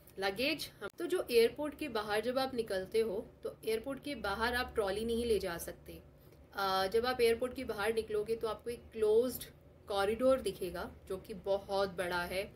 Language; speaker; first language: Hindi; non-native, local second language; Telugu